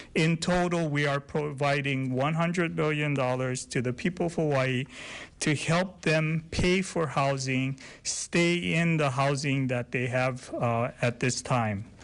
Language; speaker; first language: English; native; English